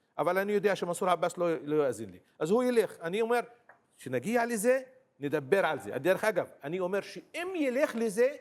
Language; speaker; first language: Hebrew; non-native, local second language; Arabic